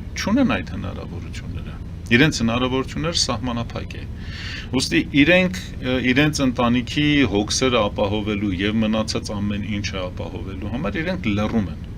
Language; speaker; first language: Armenian; early bilingual, heritage; Armenian